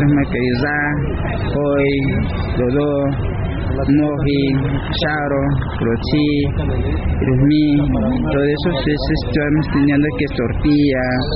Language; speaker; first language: Spanish; non-native, local second language; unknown